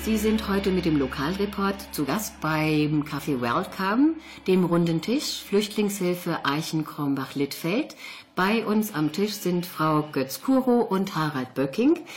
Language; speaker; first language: German; native; German